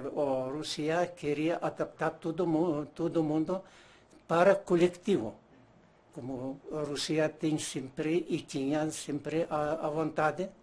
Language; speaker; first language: Portuguese; non-native, learner; Ukrainian